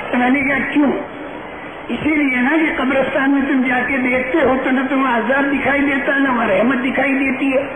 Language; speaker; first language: Urdu; non-native, local second language; Gujarati